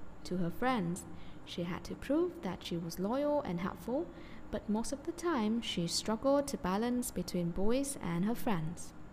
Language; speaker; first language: English; non-native, fluent; Vietnamese